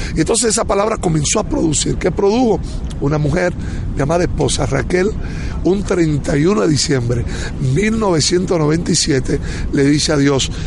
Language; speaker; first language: Spanish; native; Spanish